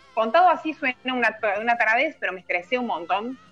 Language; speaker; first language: Spanish; native; Spanish